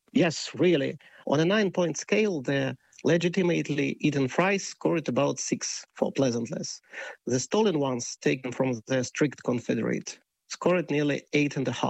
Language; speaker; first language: English; non-native, fluent; Russian